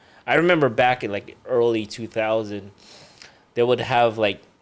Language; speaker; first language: English; early bilingual, other home language; Iloko